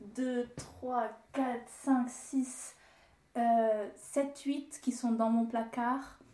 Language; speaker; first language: French; early bilingual, other home language; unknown